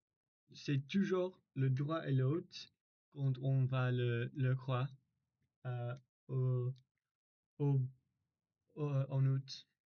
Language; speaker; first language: French; non-native, learner; English